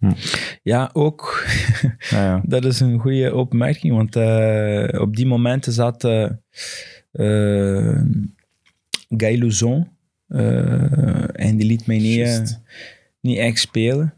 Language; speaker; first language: Dutch; non-native, fluent; Portuguese